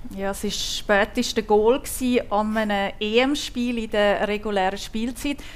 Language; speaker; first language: German; native; German